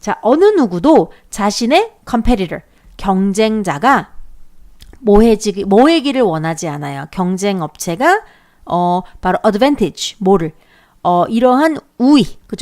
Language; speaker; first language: Korean; native; Korean